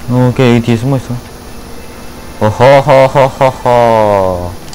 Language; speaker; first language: Korean; native; Korean